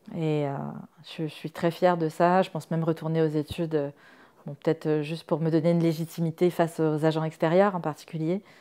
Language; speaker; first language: French; native; French